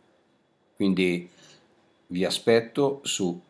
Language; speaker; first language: Italian; native; Italian